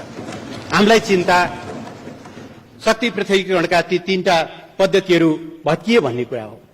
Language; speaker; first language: Nepali; native; Nepali